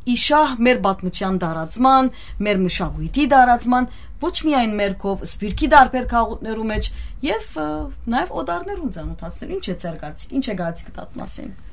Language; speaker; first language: Armenian; early bilingual, heritage; Armenian